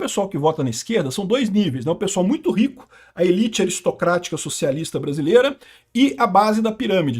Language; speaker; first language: Portuguese; native; Portuguese